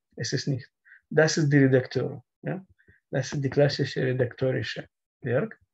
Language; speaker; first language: German; non-native, learner; Russian